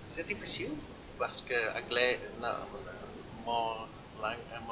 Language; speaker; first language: French; non-native, learner; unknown